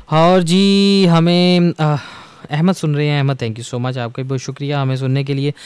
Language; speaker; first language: Urdu; non-native, local second language; Punjabi